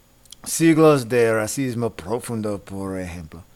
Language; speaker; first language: Spanish; non-native, learner; English